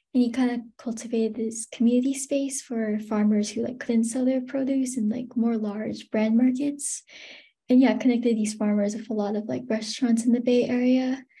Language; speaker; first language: English; native; English